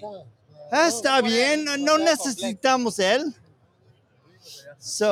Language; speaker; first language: Spanish; non-native, learner; English